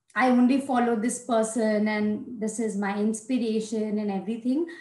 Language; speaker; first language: English; non-native, local second language; Hindi